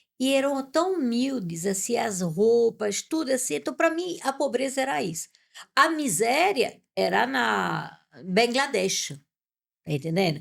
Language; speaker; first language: Portuguese; non-native, fluent; French